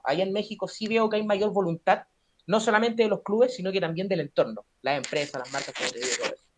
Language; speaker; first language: Spanish; native; Spanish